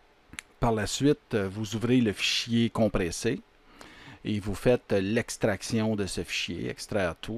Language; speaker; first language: French; native; French